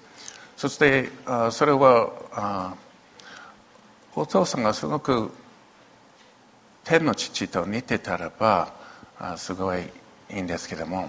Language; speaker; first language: Japanese; non-native, local second language; English